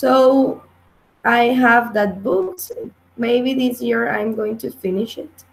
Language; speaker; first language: English; non-native, learner; Spanish